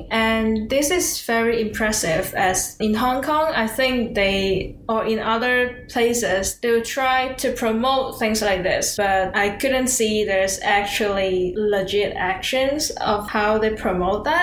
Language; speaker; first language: English; non-native, local second language; Cantonese